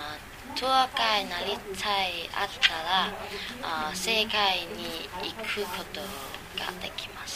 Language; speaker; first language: Japanese; non-native, learner; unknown